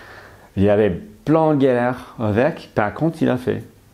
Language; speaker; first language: French; non-native, fluent; English